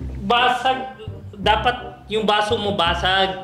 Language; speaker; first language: Filipino; non-native, learner; Punjabi